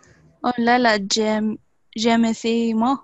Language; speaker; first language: French; non-native, learner; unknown